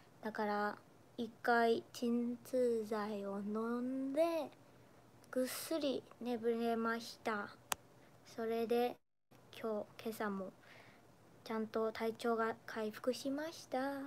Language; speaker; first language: Japanese; non-native, fluent; Chinese